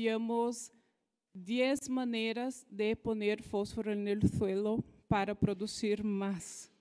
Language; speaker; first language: Spanish; non-native, fluent; Portuguese